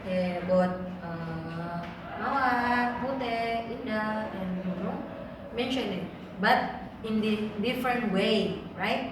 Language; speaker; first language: English; non-native, learner; Indonesian